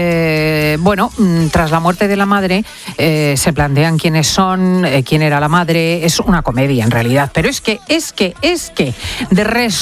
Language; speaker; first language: Spanish; native; Spanish